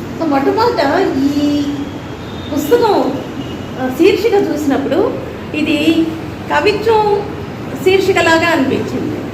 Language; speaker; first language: Telugu; native; Telugu